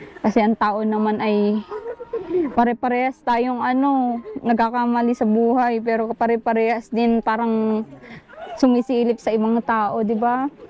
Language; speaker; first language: Filipino; native; Filipino